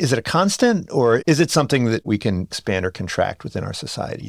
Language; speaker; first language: English; native; English